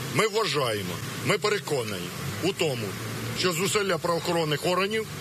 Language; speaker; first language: Ukrainian; native; Ukrainian